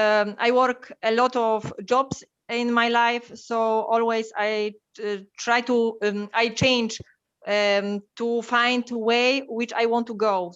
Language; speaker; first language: English; non-native, learner; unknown